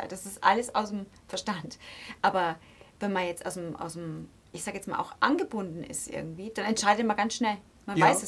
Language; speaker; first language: German; native; German